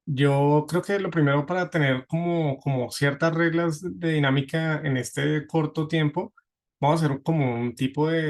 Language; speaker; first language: Spanish; native; Spanish